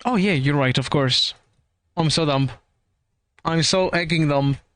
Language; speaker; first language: English; non-native, fluent; French